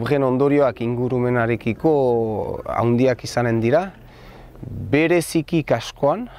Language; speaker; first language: Basque; native; Basque